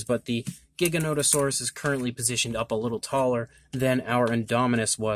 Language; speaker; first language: English; native; English